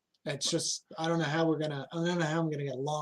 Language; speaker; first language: English; native; English